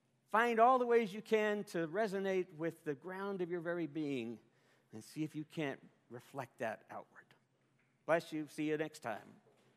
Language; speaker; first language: English; native; English